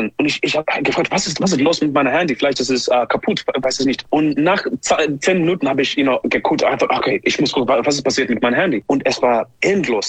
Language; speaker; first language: German; non-native, learner; English